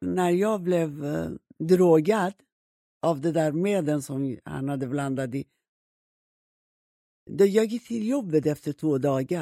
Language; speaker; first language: Swedish; non-native, fluent; Persian